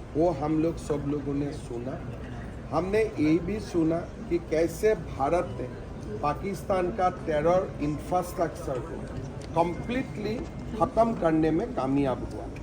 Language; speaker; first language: Hindi; non-native, local second language; Assamese